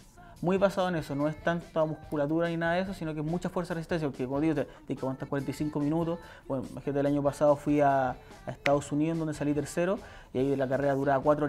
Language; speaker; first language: Spanish; native; Spanish